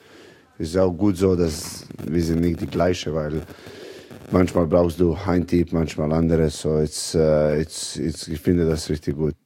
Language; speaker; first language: German; non-native, fluent; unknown